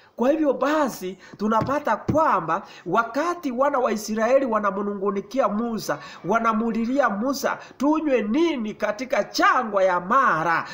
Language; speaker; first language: Swahili; non-native, local second language; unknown